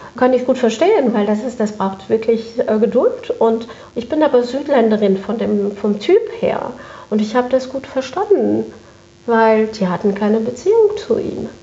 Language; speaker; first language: German; non-native, fluent; French